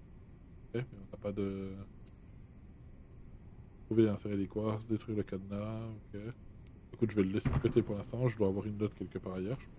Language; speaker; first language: French; native; French